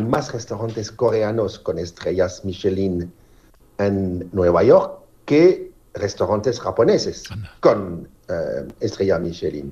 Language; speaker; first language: Spanish; non-native, fluent; French